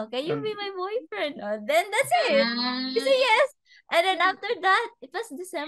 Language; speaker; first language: English; non-native, learner; Cebuano